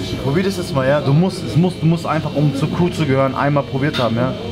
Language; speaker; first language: German; native; German